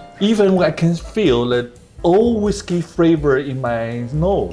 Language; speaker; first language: English; non-native, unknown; Chinese